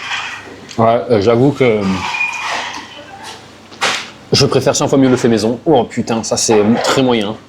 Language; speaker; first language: French; native; French